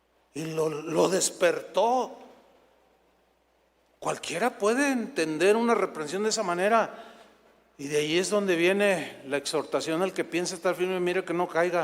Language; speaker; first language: Spanish; native; Spanish